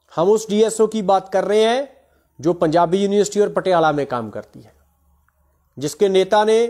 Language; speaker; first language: Hindi; non-native, local second language; Punjabi